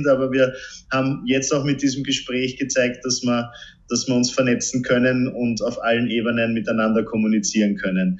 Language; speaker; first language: German; native; German